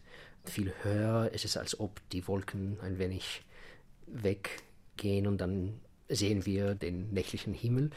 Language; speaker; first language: German; non-native, fluent; Russian